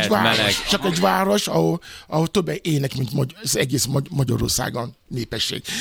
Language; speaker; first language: Hungarian; non-native, fluent; Yoruba